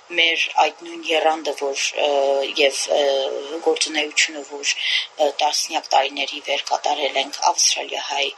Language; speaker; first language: Armenian; early bilingual, heritage; Armenian